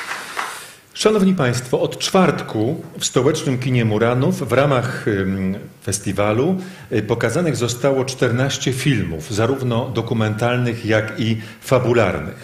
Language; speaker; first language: Polish; native; Polish